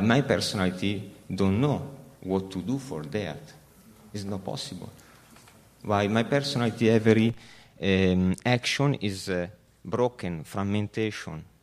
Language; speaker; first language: English; non-native, learner; Italian